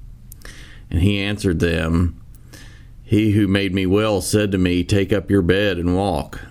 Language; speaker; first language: English; native; English